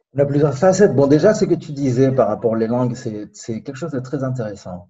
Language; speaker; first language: French; non-native, fluent; Spanish